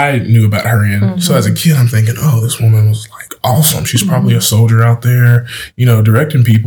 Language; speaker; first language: English; native; English